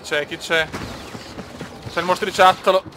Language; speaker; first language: Italian; native; Italian